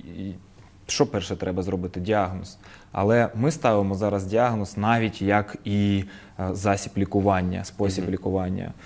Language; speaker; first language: Ukrainian; non-native, local second language; Russian